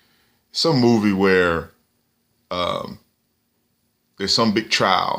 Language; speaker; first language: English; native; English